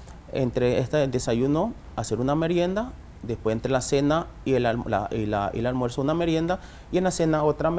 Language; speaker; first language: Spanish; native; Spanish